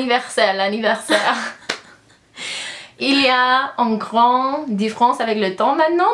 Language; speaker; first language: French; non-native, learner; English